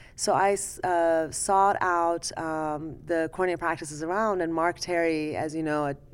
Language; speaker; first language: English; early bilingual, other home language; Persian